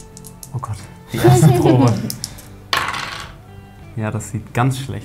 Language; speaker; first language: German; native; German